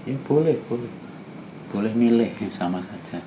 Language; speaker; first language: Indonesian; native; Indonesian